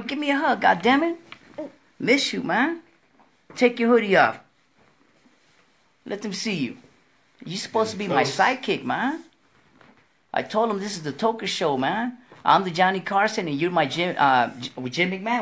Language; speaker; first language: English; early bilingual, other home language; Spanish